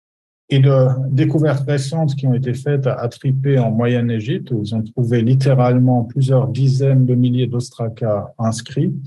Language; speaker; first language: French; native; French